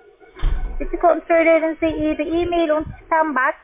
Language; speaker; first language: German; non-native, learner; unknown